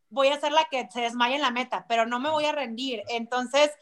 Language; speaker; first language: Spanish; native; Spanish